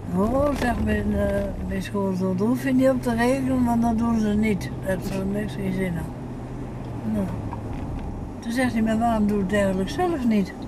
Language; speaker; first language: Dutch; native; Dutch